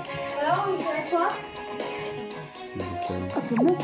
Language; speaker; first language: French; native; French